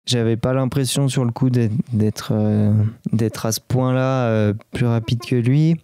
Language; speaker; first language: French; native; French